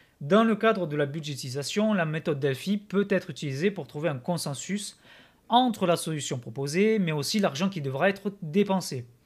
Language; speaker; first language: French; native; French